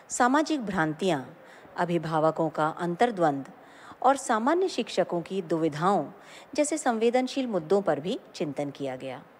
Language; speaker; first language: Hindi; native; Hindi